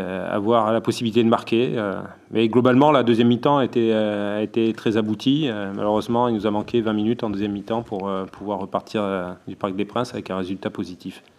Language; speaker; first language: French; native; French